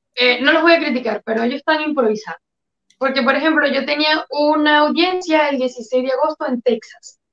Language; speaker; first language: Spanish; native; Spanish